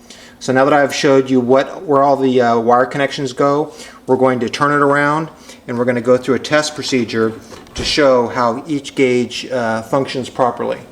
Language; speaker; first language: English; native; English